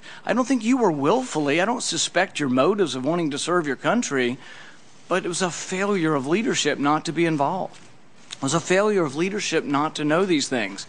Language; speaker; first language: English; native; English